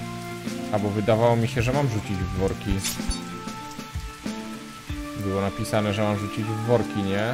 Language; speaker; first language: Polish; native; Polish